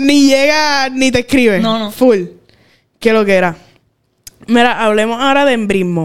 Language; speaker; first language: Spanish; native; Spanish